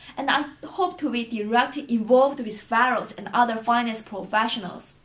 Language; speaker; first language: English; non-native, fluent; Chinese